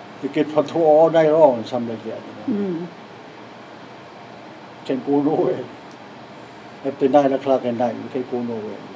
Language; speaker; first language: English; non-native, learner; Lao